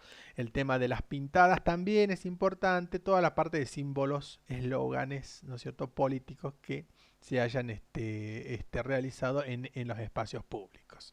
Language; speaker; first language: Spanish; native; Spanish